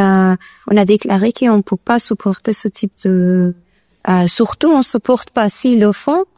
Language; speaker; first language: French; non-native, learner; Persian